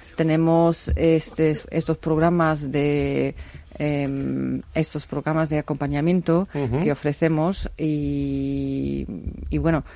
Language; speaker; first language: Spanish; non-native, fluent; German